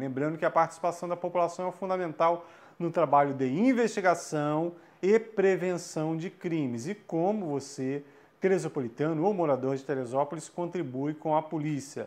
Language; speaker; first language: Portuguese; native; Portuguese